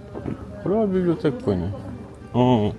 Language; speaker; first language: Japanese; non-native, learner; French